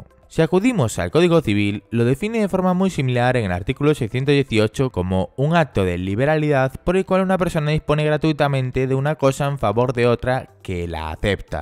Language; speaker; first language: Spanish; native; Spanish